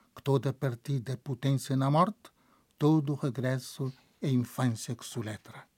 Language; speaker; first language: Portuguese; non-native, local second language; Kabuverdianu